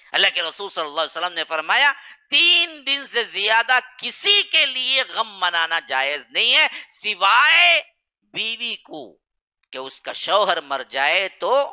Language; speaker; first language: Urdu; native; Urdu